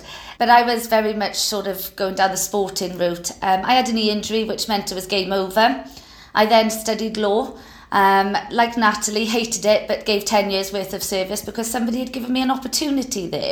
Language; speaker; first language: English; native; English